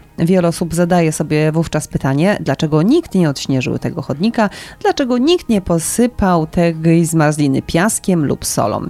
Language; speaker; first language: Polish; native; Polish